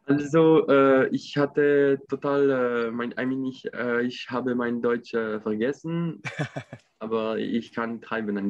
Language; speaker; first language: German; non-native, local second language; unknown